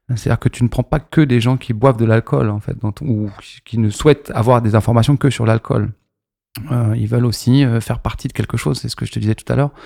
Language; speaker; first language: French; native; French